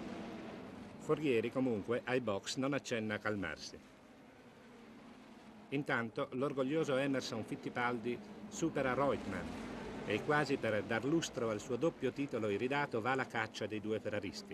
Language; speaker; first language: Italian; native; Italian